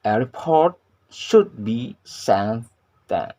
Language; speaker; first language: English; non-native, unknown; Indonesian